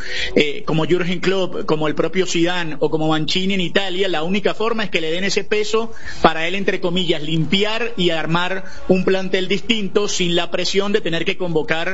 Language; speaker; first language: Spanish; native; Spanish